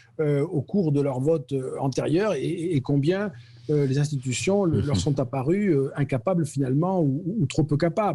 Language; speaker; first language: French; native; French